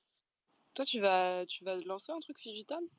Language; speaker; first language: French; native; French